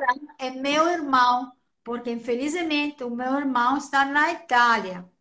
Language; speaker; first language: Portuguese; non-native, fluent; Italian